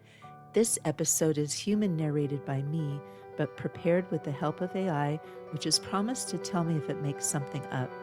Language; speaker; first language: English; native; English